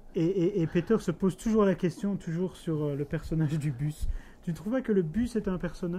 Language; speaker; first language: French; native; French